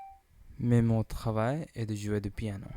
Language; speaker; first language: French; non-native, learner; English